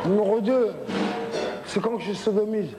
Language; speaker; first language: French; native; French